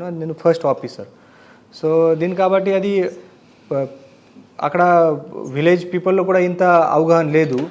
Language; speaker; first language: Telugu; non-native, learner; Marathi